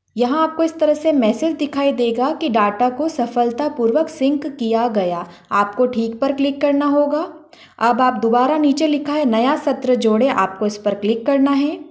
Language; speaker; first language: Hindi; native; Hindi